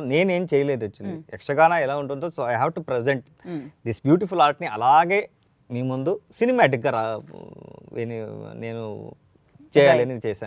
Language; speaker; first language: Telugu; non-native, learner; Kannada